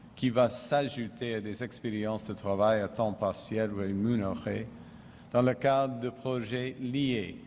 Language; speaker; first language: French; non-native, fluent; English